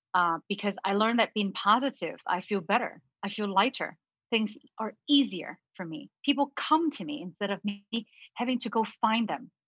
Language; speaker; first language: English; early bilingual, other home language; Cantonese